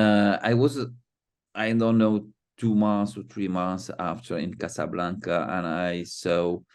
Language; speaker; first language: English; non-native, fluent; Arabic